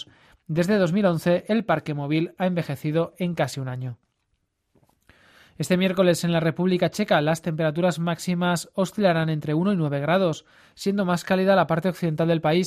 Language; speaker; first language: Spanish; native; Spanish